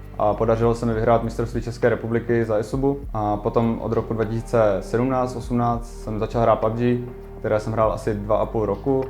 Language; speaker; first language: Czech; native; Czech